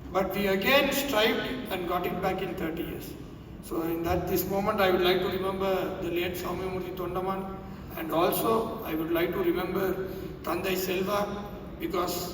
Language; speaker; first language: English; non-native, local second language; Tamil